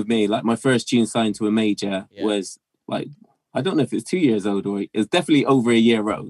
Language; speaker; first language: English; native; English